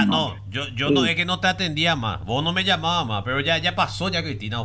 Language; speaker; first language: Spanish; native; Spanish